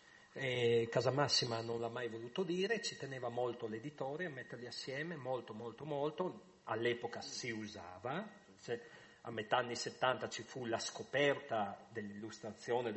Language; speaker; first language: Italian; native; Italian